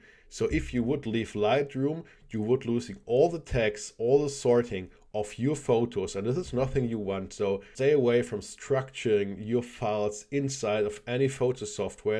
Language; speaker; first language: English; non-native, fluent; German